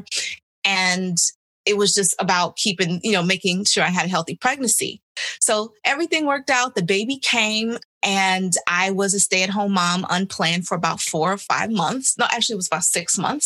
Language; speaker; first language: English; native; English